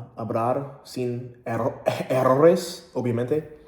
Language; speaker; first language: Spanish; non-native, learner; English